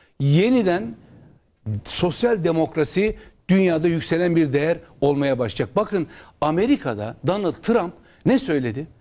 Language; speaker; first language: Turkish; native; Turkish